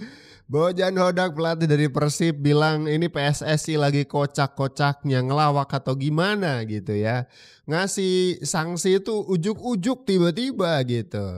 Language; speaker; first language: Indonesian; native; Indonesian